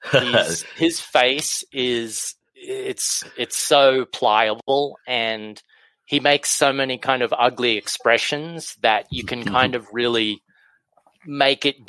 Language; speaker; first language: English; native; English